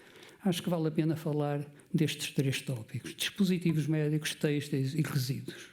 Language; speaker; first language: Portuguese; native; Portuguese